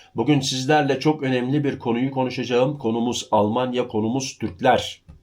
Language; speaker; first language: Turkish; early bilingual, heritage; Turkish